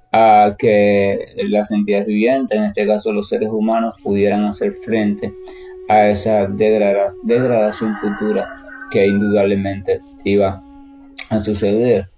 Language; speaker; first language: Spanish; native; Spanish